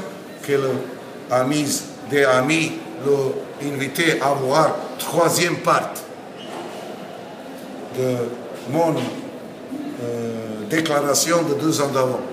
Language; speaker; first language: French; non-native, learner; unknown